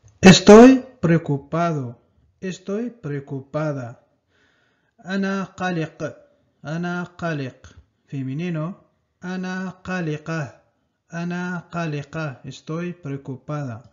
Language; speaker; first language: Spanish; non-native, fluent; Arabic